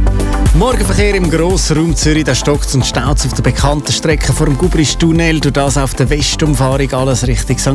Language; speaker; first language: German; native; German